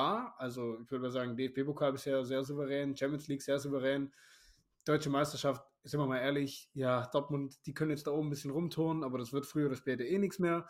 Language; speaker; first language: German; native; German